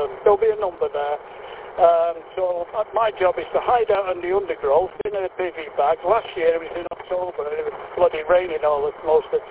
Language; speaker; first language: English; native; English